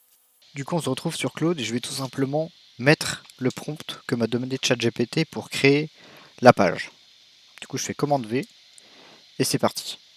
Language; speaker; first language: French; native; French